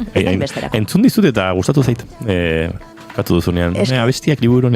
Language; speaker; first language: Basque; native; Basque